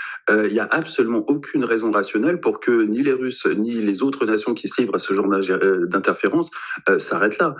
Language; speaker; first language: French; native; French